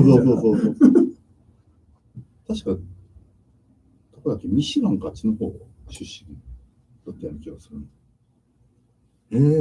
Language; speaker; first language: Japanese; native; Japanese